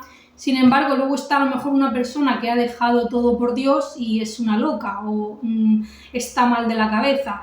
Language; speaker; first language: Spanish; native; Spanish